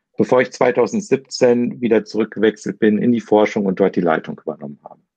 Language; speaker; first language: German; native; German